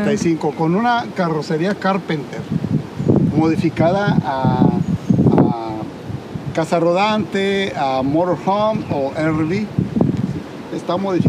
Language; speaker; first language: Spanish; native; Spanish